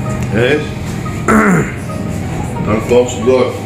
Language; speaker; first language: German; non-native, learner; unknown